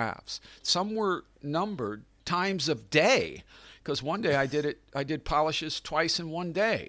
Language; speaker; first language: English; native; English